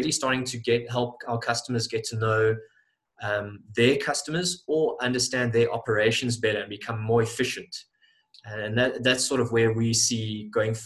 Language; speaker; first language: English; native; English